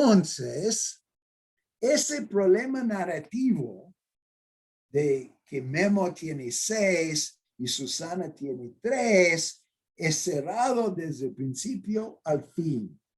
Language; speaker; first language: Spanish; non-native, fluent; English